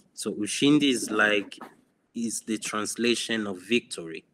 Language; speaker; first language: English; non-native, fluent; Swahili